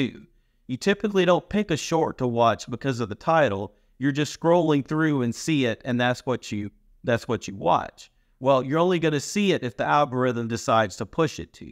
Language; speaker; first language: English; native; English